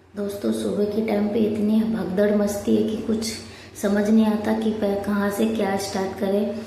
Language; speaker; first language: Hindi; non-native, local second language; Bangla